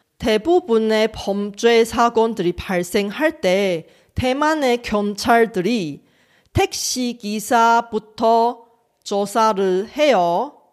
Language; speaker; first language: Korean; non-native, fluent; Chinese